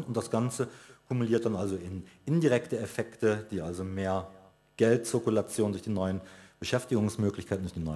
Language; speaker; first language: German; native; German